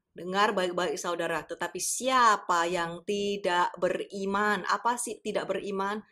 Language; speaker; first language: Indonesian; native; Indonesian